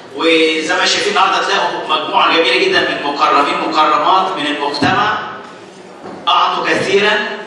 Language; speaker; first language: Arabic; native; Arabic